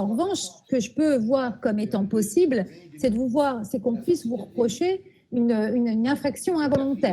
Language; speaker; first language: French; native; French